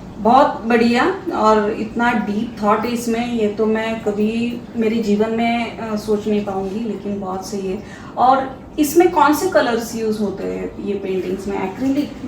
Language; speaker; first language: Hindi; non-native, local second language; Marathi